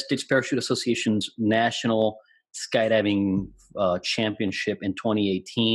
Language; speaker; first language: English; non-native, fluent; Spanish